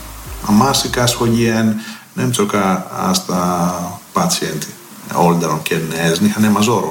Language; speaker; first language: Hungarian; non-native, fluent; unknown